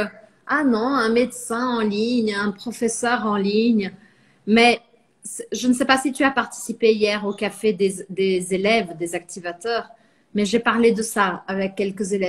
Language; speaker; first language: French; non-native, fluent; Portuguese